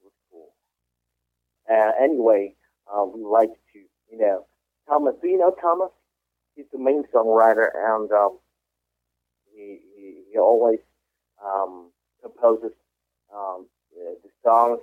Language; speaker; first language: English; non-native, fluent; Swiss German